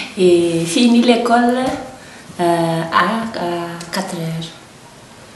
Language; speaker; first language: French; non-native, local second language; Malagasy